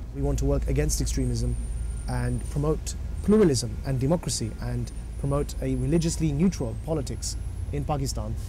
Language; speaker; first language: English; early bilingual, other home language; Urdu